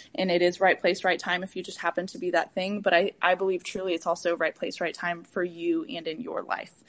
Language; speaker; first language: English; native; English